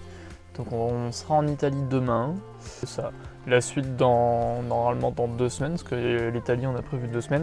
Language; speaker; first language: French; native; French